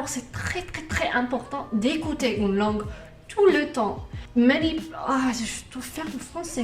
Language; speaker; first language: French; non-native, learner; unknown